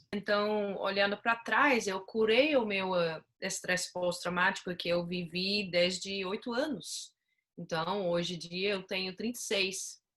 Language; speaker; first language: Portuguese; non-native, fluent; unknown